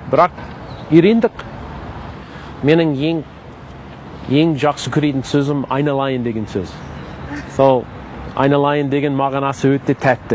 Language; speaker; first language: Kazakh; non-native, learner; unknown